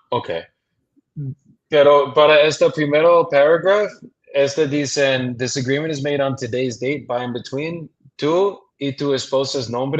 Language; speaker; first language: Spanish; non-native, learner; English